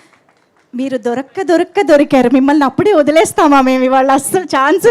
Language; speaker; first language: Telugu; native; Telugu